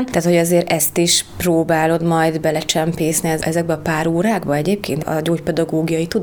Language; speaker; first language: Hungarian; native; Hungarian